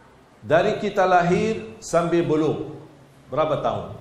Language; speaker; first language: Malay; non-native, fluent; Arabic